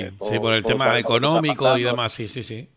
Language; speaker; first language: Spanish; native; Spanish